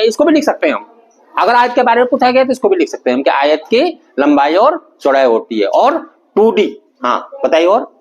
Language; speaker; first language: Hindi; native; Hindi